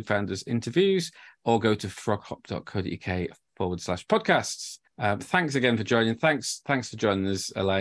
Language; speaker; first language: English; native; English